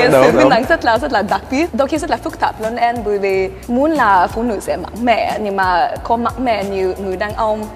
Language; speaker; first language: Vietnamese; early bilingual, heritage; Swedish